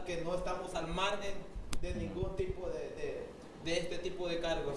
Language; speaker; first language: Spanish; native; Spanish